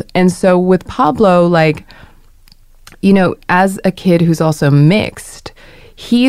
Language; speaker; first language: English; non-native, local second language; Korean